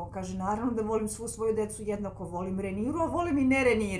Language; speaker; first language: Serbian; native; Serbian